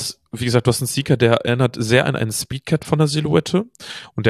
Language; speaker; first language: German; native; German